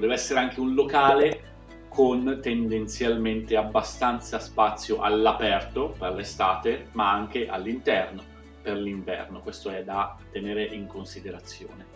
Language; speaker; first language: Italian; native; Italian